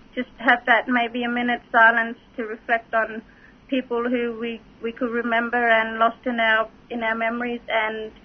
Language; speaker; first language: English; native; English